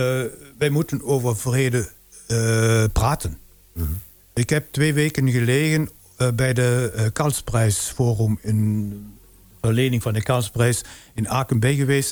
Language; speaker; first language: Dutch; non-native, fluent; German